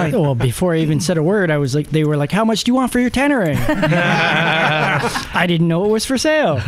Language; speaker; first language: English; native; English